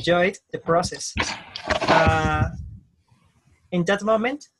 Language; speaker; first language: English; non-native, learner; Spanish